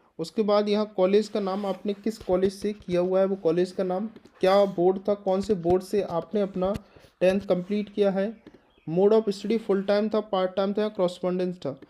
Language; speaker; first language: Hindi; native; Hindi